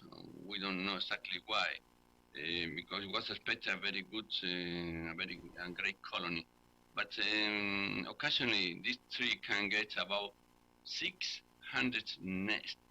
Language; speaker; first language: English; non-native, learner; Spanish